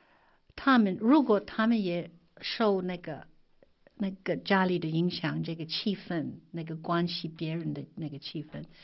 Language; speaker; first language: Chinese; non-native, fluent; English